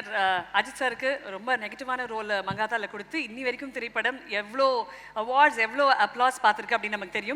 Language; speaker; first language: Tamil; native; Tamil